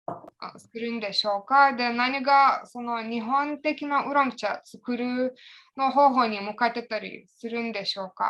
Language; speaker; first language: Japanese; non-native, fluent; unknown